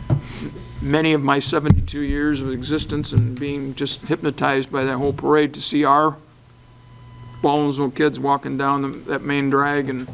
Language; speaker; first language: English; native; English